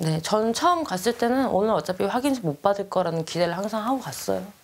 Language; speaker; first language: Korean; native; Korean